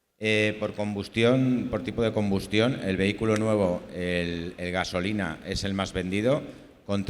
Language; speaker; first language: Spanish; native; Spanish